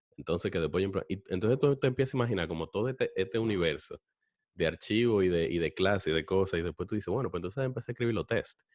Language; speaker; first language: Spanish; native; Spanish